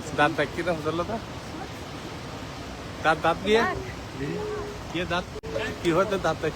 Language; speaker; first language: Hindi; non-native, learner; Bangla